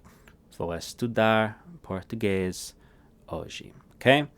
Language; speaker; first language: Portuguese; non-native, fluent; English